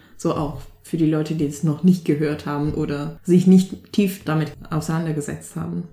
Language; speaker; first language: German; native; German